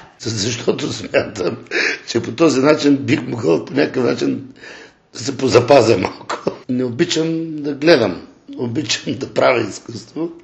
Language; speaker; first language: Bulgarian; native; Bulgarian